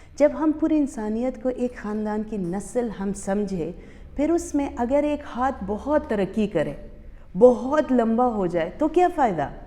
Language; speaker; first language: Urdu; early bilingual, other home language; Persian